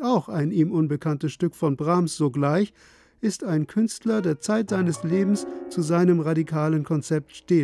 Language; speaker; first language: German; native; German